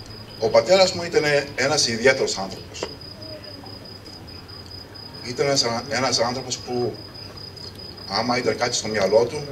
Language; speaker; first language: Greek; early bilingual, heritage; English